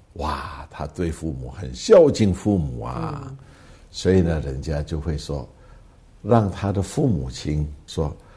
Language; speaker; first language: Chinese; early bilingual, heritage; Hakka Chinese